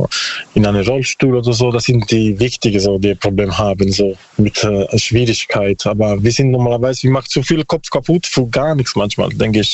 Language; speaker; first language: German; non-native, learner; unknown